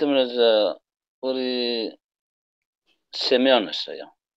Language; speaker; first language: Korean; non-native, learner; Tetum